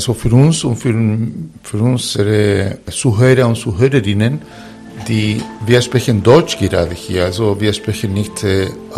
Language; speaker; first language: German; non-native, fluent; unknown